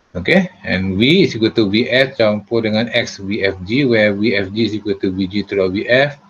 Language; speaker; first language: English; non-native, local second language; Malay